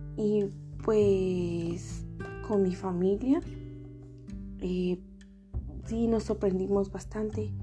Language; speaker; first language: Spanish; non-native, local second language; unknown